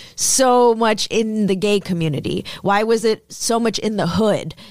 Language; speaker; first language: English; early bilingual, other home language; Hindi